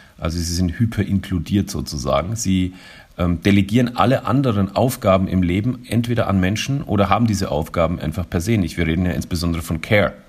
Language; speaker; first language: German; native; German